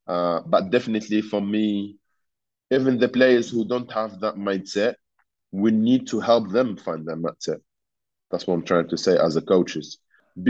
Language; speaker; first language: English; non-native, fluent; Arabic